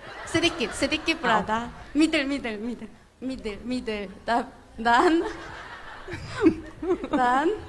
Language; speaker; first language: Indonesian; non-native, fluent; Korean